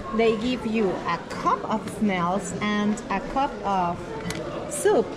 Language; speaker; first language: English; non-native, fluent; Spanish